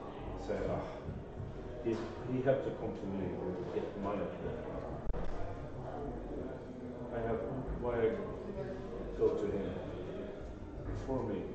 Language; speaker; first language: English; non-native, learner; Norwegian